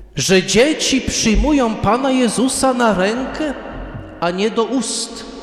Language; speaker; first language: Polish; early bilingual, heritage; Polish